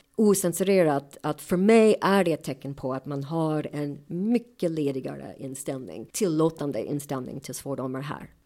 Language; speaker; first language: Swedish; non-native, fluent; English